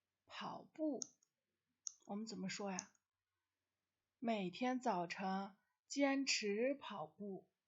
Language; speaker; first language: Chinese; non-native, fluent; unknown